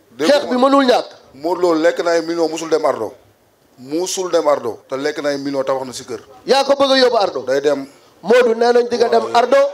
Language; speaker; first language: Wolof; non-native, local second language; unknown